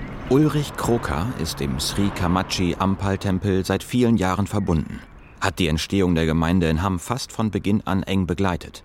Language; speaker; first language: German; native; German